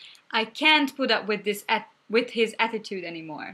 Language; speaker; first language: English; non-native, fluent; Hungarian